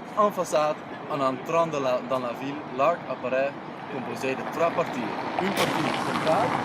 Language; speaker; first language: French; non-native, learner; Dutch